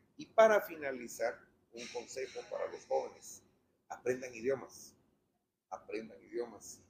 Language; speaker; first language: Spanish; native; Spanish